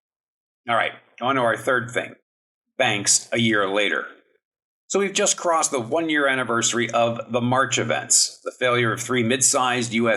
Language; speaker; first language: English; native; English